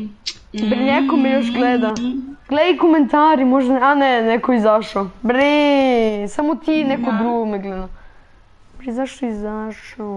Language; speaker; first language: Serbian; early bilingual, heritage; Serbian